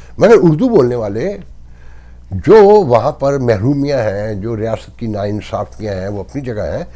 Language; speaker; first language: Urdu; native; Urdu